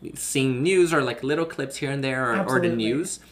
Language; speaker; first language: English; non-native, fluent; Portuguese